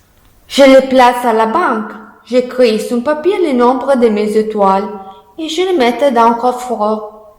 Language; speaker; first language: French; non-native, learner; Italian